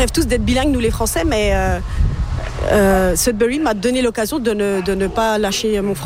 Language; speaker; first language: French; native; French